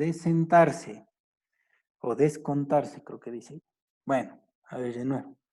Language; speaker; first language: Spanish; native; Spanish